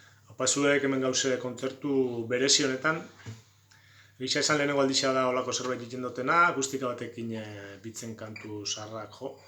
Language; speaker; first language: Basque; native; Basque